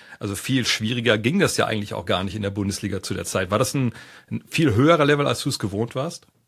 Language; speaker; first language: German; native; German